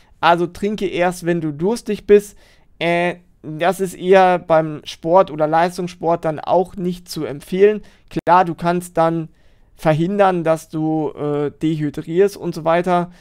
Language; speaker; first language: German; native; German